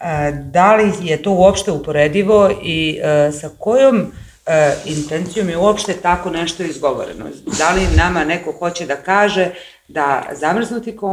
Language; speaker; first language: Serbian; native; Serbian